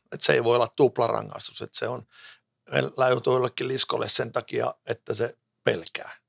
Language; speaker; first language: Finnish; native; Finnish